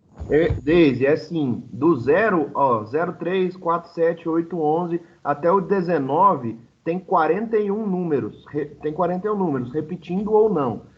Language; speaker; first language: Portuguese; native; Portuguese